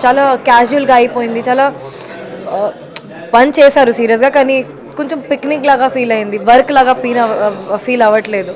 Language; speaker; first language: Telugu; non-native, fluent; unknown